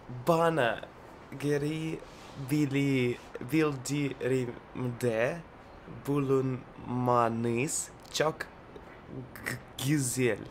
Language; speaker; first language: Turkish; non-native, learner; Russian